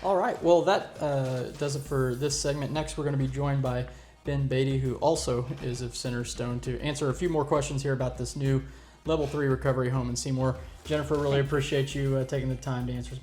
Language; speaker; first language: English; native; English